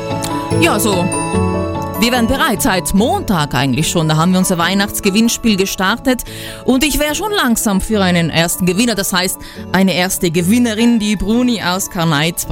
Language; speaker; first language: German; native; German